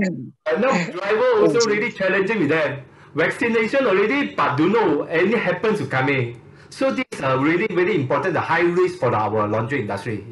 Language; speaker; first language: English; non-native, learner; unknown